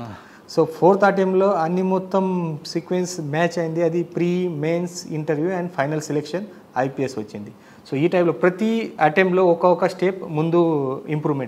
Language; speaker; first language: Telugu; non-native, learner; Marathi